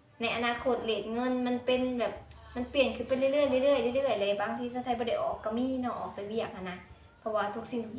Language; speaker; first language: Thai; non-native, local second language; Lao